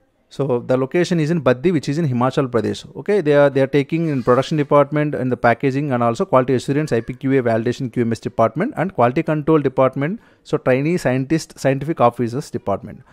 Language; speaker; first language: English; non-native, local second language; Telugu